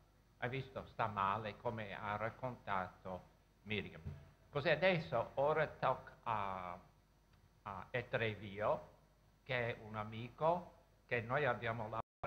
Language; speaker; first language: Italian; non-native, fluent; English